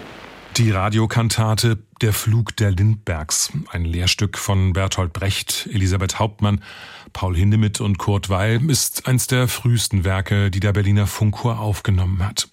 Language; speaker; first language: German; native; German